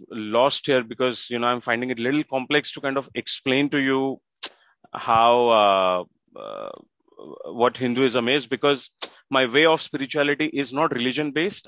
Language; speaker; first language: English; non-native, local second language; Marathi